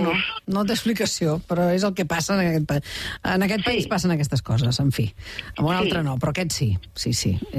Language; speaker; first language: Catalan; native; Catalan